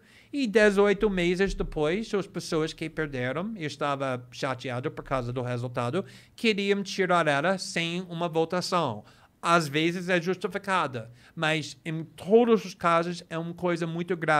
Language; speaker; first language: Portuguese; non-native, fluent; English